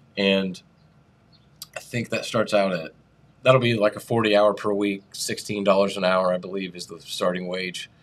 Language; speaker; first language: English; native; English